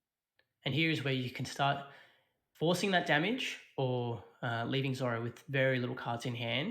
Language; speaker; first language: English; native; English